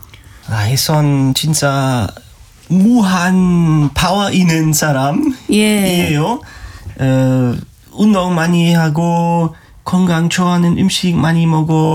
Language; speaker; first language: Korean; non-native, learner; German